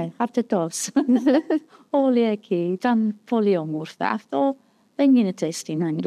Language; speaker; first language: Greek; non-native, fluent; English